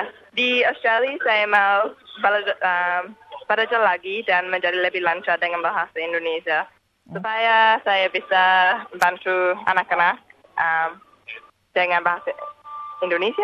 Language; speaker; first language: Indonesian; non-native, learner; English